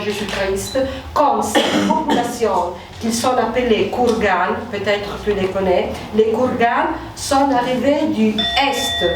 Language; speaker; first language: French; non-native, fluent; Italian